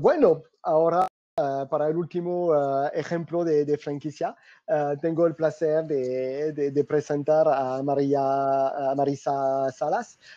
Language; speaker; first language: Spanish; non-native, fluent; French